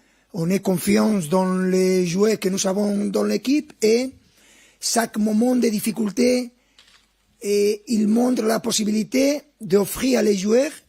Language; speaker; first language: French; non-native, fluent; Spanish